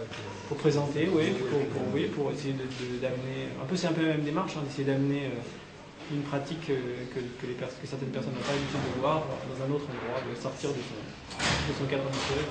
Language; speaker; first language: French; native; French